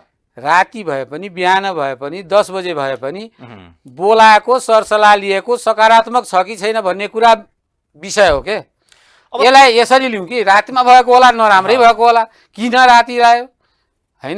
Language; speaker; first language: Nepali; native; Nepali